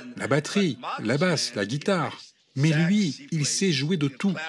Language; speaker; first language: French; non-native, fluent; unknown